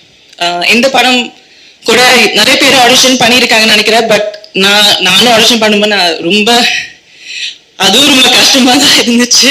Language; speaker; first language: Tamil; non-native, learner; Malayalam